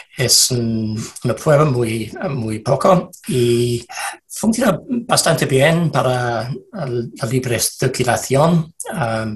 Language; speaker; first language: Spanish; non-native, learner; English